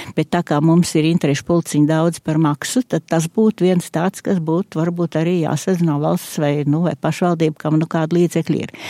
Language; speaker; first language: Latvian; native; Latvian